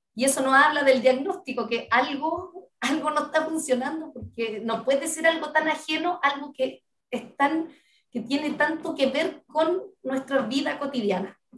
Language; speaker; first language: Spanish; native; Spanish